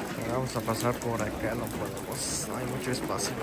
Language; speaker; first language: Spanish; native; Spanish